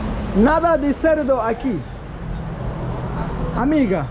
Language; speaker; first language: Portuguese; non-native, learner; Swahili